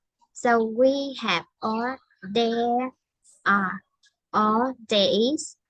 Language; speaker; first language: English; non-native, fluent; Vietnamese